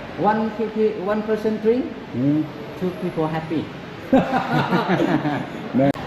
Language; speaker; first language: English; non-native, learner; Korean